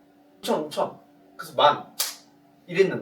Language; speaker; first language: Korean; native; Korean